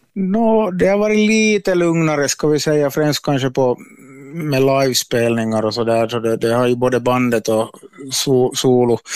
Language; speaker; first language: Swedish; native; Swedish